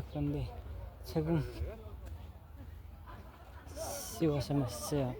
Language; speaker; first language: Korean; non-native, learner; Nepali